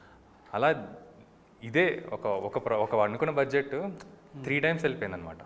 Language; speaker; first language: Telugu; native; Telugu